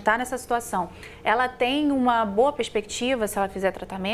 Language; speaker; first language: Portuguese; native; Portuguese